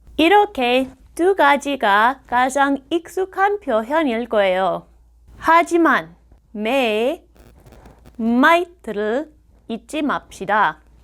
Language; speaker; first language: Korean; non-native, fluent; English